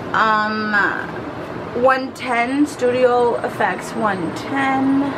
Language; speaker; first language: English; native; English